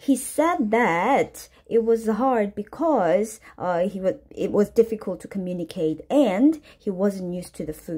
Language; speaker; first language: English; non-native, fluent; Korean